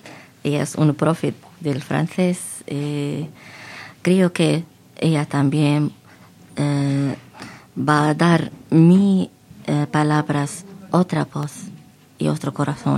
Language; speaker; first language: Spanish; non-native, fluent; Arabic